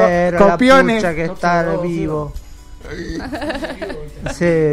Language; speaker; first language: Spanish; native; Spanish